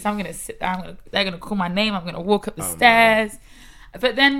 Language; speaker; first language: English; native; English